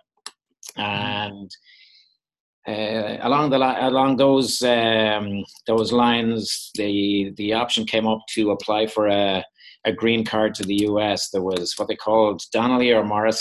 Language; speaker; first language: English; native; English